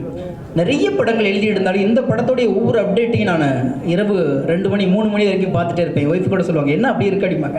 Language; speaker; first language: Tamil; native; Tamil